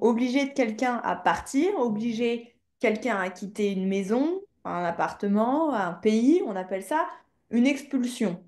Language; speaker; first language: French; native; French